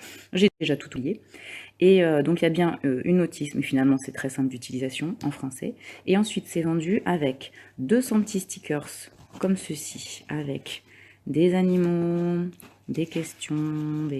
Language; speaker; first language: French; native; French